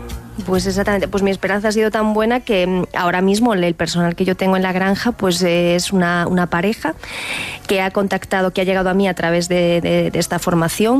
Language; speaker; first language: Spanish; native; Spanish